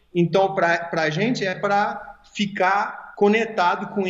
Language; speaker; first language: Portuguese; early bilingual, heritage; English